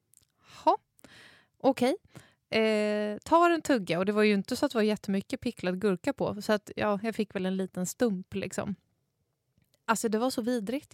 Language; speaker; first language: Swedish; native; Swedish